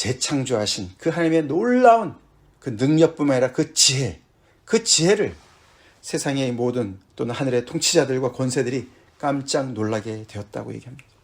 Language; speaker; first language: Korean; native; Korean